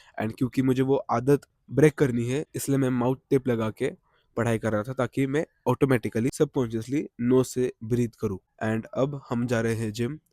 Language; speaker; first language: Hindi; non-native, local second language; Marathi